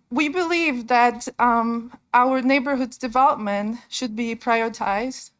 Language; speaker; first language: English; non-native, fluent; Polish